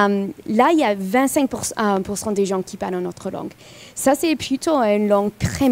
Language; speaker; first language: French; non-native, fluent; English